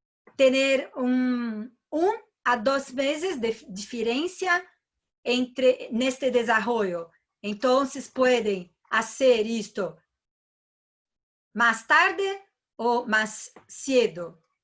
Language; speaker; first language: Spanish; non-native, learner; Portuguese